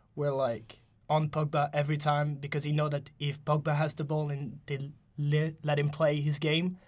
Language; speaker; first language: English; non-native, fluent; French